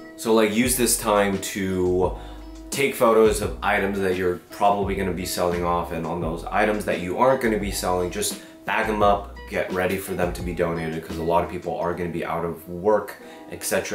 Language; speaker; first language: English; early bilingual, other home language; Korean